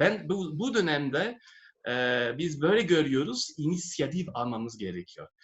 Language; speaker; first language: Turkish; non-native, fluent; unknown